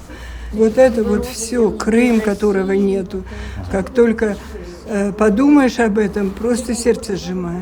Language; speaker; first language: Russian; native; Russian